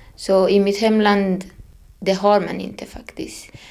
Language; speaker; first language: Swedish; non-native, fluent; Persian